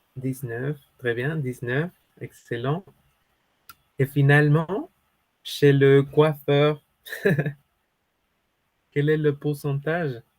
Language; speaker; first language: French; non-native, fluent; Spanish